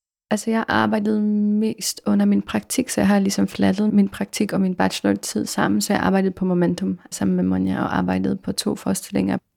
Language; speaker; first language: Danish; non-native, fluent; Polish